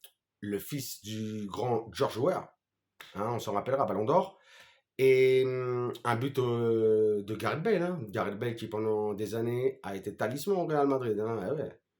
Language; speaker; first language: French; native; French